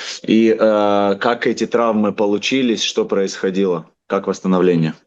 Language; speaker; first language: Russian; native; Russian